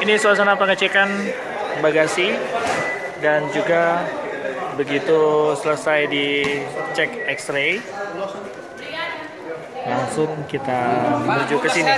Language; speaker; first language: Indonesian; native; Indonesian